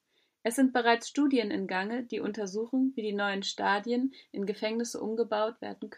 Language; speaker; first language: German; native; German